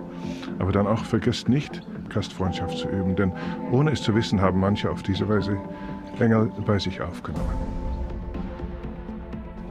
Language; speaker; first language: German; native; German